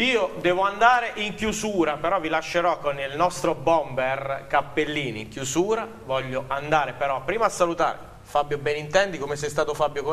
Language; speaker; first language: Italian; native; Italian